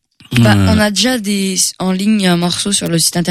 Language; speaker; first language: French; early bilingual, other home language; Portuguese